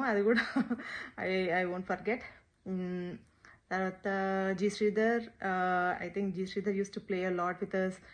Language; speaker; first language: Telugu; native; Telugu